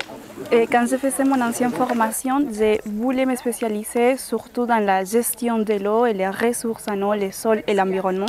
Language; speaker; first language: French; non-native, fluent; Spanish